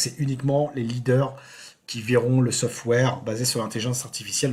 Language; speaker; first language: French; native; French